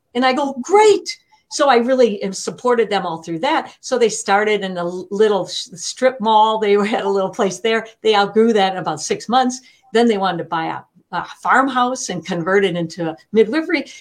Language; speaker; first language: English; native; English